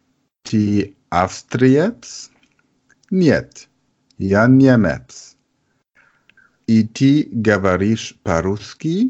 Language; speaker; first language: Russian; non-native, learner; German